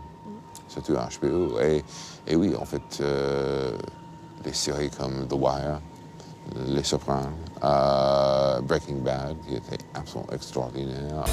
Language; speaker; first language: French; non-native, fluent; English